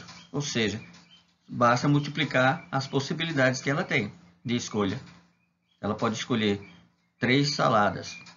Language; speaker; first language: Portuguese; native; Portuguese